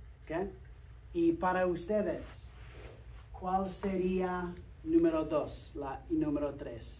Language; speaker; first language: Spanish; non-native, fluent; English